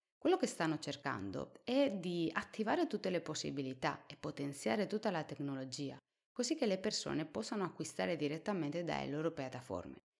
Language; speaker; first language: Italian; non-native, fluent; Spanish